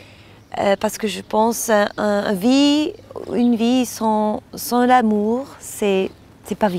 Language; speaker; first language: French; non-native, learner; German